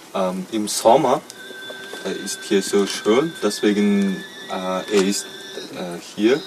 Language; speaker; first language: German; non-native, learner; Mongolian